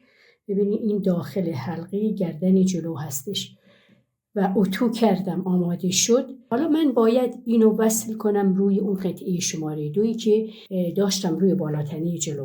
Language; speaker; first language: Persian; native; Persian